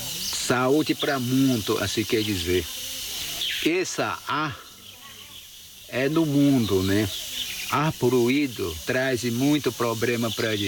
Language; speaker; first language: Portuguese; non-native, local second language; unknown